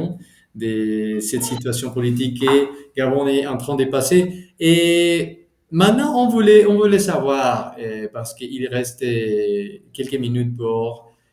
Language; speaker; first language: French; non-native, fluent; Spanish